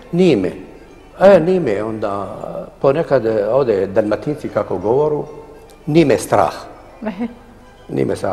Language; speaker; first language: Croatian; non-native, fluent; Arabic